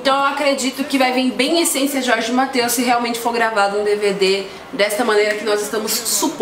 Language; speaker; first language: Portuguese; native; Portuguese